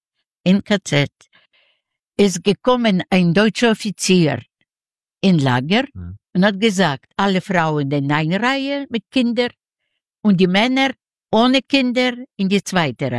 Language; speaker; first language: German; non-native, learner; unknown